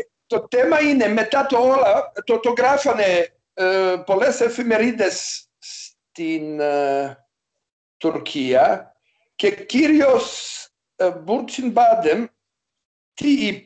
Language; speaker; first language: Greek; non-native, learner; Serbian